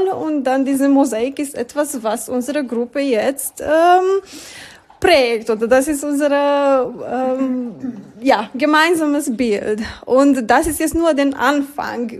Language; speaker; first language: German; non-native, learner; Romanian